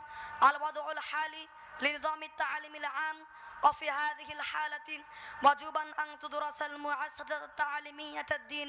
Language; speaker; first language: Arabic; non-native, learner; Bangla